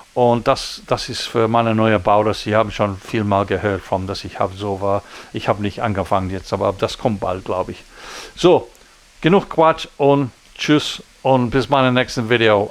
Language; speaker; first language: German; non-native, learner; English